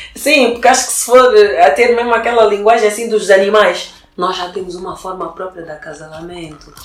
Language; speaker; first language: Portuguese; early bilingual, other home language; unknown